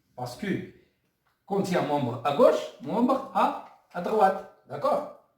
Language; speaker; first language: French; non-native, local second language; Arabic